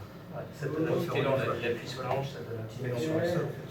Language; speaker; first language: French; native; French